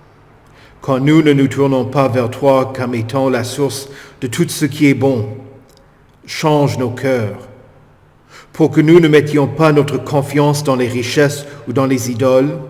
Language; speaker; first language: French; native; French